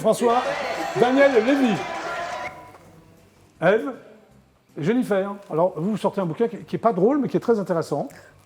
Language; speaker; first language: French; native; French